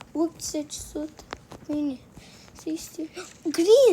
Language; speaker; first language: Romanian; early bilingual, heritage; Romanian